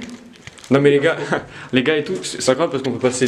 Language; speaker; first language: French; native; French